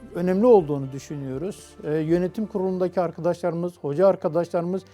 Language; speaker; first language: Turkish; native; Turkish